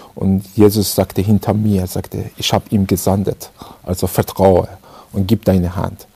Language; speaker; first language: German; non-native, fluent; Persian